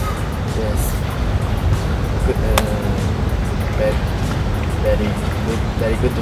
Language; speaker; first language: English; non-native, learner; Japanese